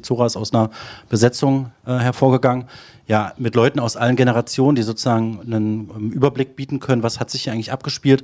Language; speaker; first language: German; native; German